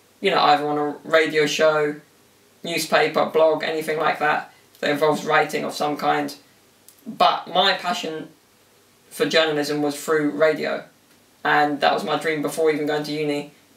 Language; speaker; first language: English; early bilingual, other home language; Italian